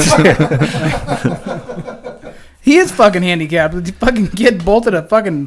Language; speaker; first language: English; native; English